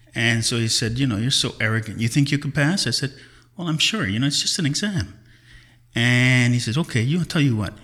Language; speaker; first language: English; early bilingual, other home language; Italian